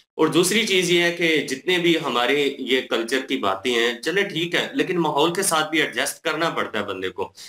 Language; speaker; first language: Urdu; non-native, local second language; Punjabi